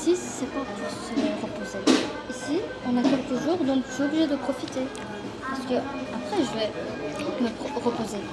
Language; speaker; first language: French; early bilingual, heritage; Turkish